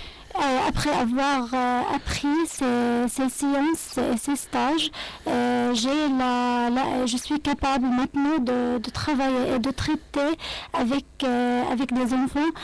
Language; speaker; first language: French; non-native, fluent; Arabic